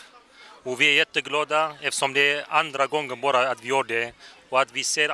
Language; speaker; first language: Swedish; non-native, fluent; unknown